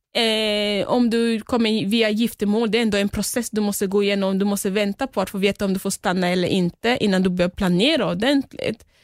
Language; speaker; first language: Swedish; early bilingual, other home language; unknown